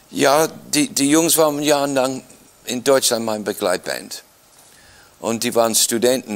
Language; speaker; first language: German; non-native, fluent; English